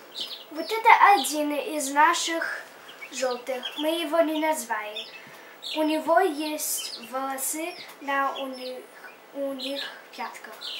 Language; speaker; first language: Russian; early bilingual, heritage; English